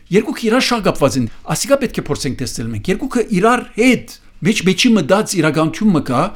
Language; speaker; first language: Armenian; native; Armenian